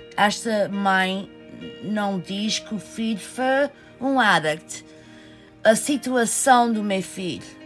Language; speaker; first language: Portuguese; early bilingual, heritage; Portuguese